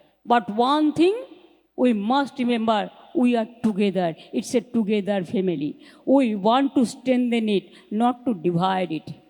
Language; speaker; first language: English; non-native, local second language; Bangla